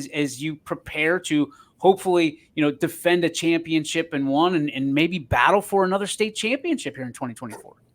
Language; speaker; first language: English; native; English